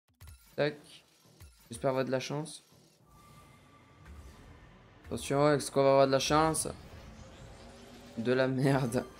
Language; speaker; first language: French; native; French